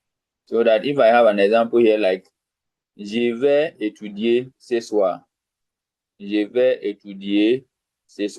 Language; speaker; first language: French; non-native, fluent; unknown